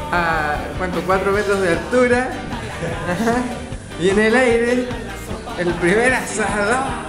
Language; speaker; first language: Spanish; native; Spanish